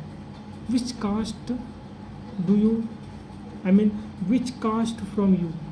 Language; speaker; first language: English; non-native, learner; Hindi